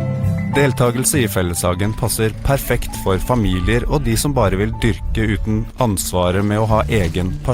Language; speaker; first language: Norwegian; native; Norwegian